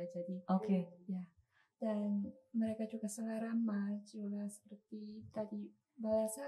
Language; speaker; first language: Indonesian; non-native, learner; Chinese